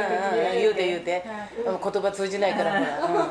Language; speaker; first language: Japanese; native; Japanese